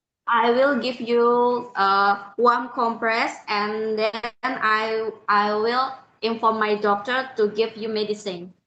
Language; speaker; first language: English; non-native, learner; Indonesian